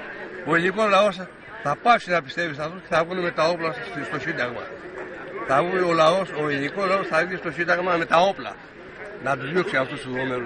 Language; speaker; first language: Greek; native; Greek